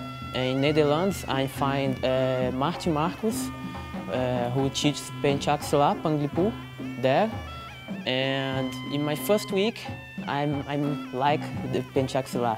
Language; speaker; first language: English; non-native, learner; Portuguese